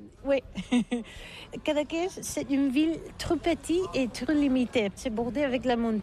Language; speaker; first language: French; non-native, learner; Catalan